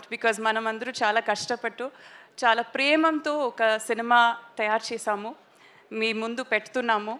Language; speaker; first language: Telugu; non-native, local second language; Tamil